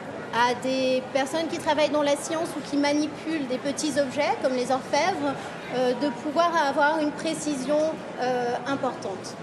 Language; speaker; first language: French; native; French